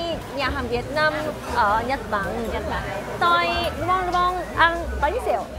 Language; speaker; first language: Vietnamese; non-native, learner; Japanese